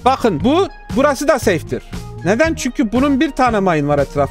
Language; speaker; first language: Turkish; native; Turkish